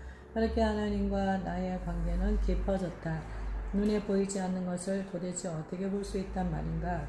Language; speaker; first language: Korean; native; Korean